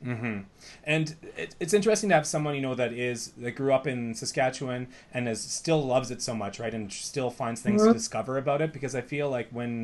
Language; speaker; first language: English; native; English